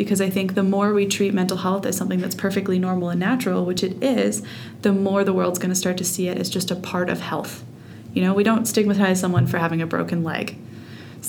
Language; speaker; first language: English; native; English